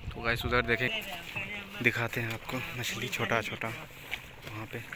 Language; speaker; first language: Hindi; native; Hindi